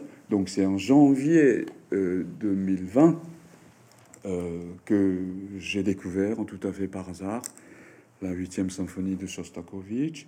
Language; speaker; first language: French; non-native, fluent; Japanese